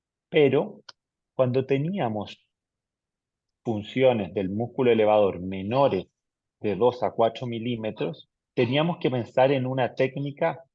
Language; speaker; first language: Spanish; native; Spanish